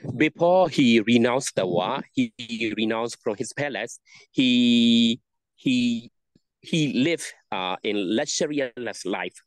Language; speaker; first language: English; non-native, learner; Burmese